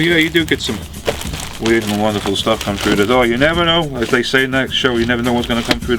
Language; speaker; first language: English; non-native, fluent; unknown